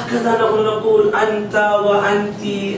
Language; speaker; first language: Arabic; non-native, fluent; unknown